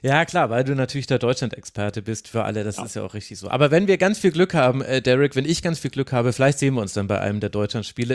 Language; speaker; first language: German; native; German